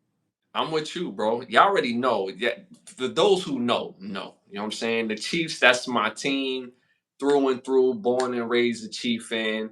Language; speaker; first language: English; native; English